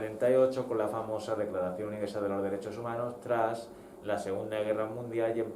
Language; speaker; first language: Spanish; native; Spanish